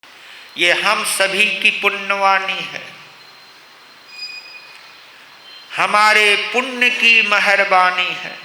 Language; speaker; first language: Hindi; native; Hindi